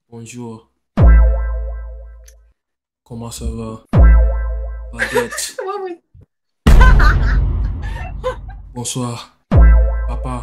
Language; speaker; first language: French; non-native, learner; English